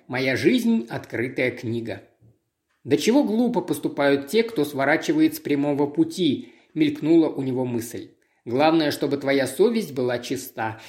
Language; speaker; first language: Russian; native; Russian